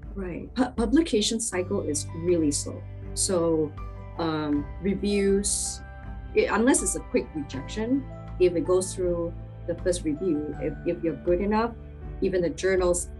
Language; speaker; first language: English; non-native, local second language; Chinese